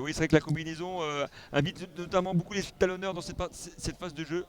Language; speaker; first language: French; native; French